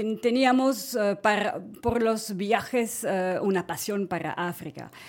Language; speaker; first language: Spanish; non-native, fluent; French